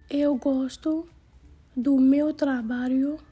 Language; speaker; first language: Portuguese; non-native, learner; Haitian Creole